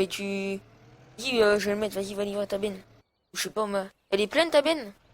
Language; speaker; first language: French; native; French